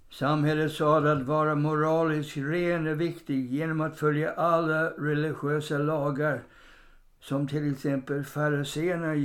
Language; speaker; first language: Swedish; non-native, fluent; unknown